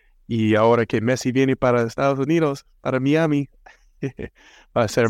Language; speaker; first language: Spanish; non-native, fluent; English